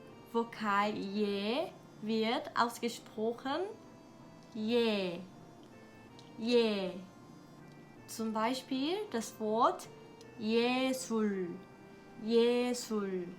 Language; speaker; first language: German; non-native, learner; Korean